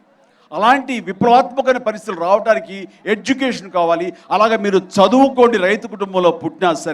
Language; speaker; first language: Telugu; native; Telugu